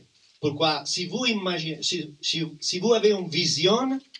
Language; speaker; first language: French; non-native, learner; Italian